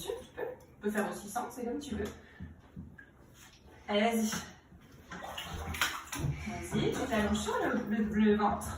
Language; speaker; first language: French; native; French